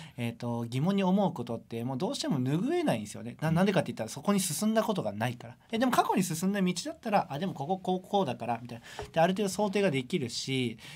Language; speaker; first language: Japanese; native; Japanese